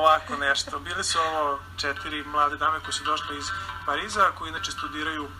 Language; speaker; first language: Serbian; native; Serbian